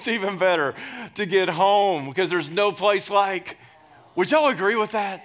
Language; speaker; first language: English; native; English